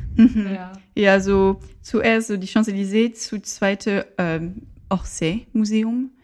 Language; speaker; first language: German; non-native, learner; French